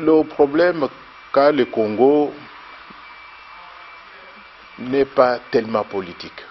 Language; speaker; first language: French; non-native, local second language; Luba-Lulua